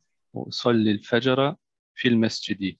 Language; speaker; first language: Arabic; non-native, learner; German